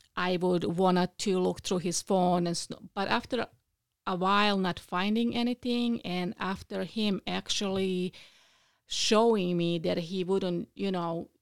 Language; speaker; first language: English; non-native, fluent; Bosnian